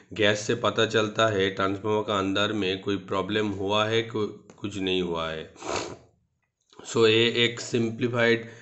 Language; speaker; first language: Hindi; non-native, local second language; Bangla